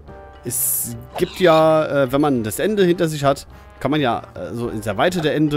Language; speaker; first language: German; native; German